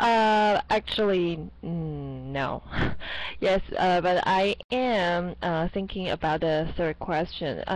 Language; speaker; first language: English; non-native, fluent; Chinese